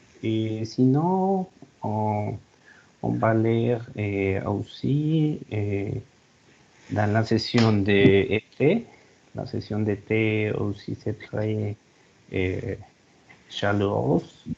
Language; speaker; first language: French; non-native, learner; Spanish